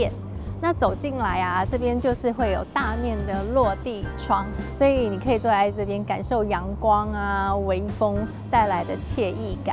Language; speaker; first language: Chinese; native; Chinese